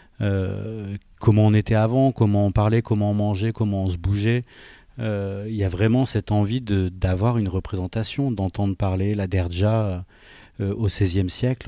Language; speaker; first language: French; native; French